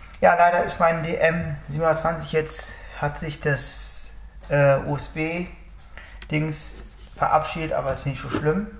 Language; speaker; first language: German; native; German